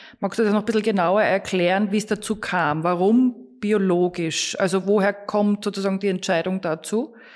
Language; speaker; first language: German; native; German